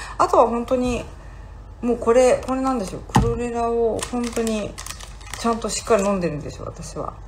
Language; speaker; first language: Japanese; native; Japanese